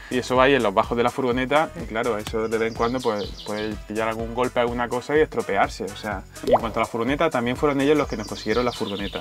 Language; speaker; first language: Spanish; native; Spanish